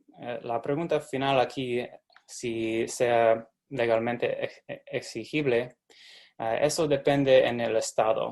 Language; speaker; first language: Spanish; non-native, fluent; English